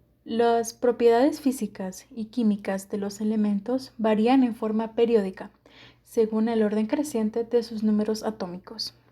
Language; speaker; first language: Spanish; native; Spanish